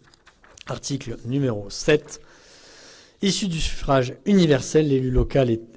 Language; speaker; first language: French; native; French